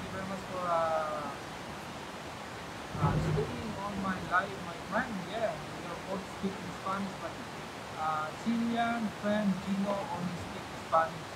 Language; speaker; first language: English; non-native, local second language; Filipino